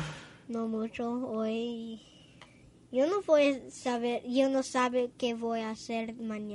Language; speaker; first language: Spanish; non-native, learner; English